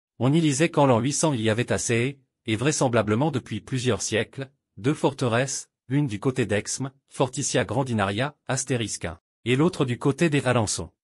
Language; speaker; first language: French; native; French